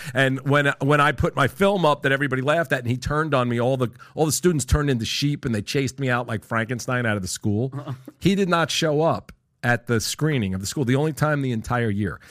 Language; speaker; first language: English; native; English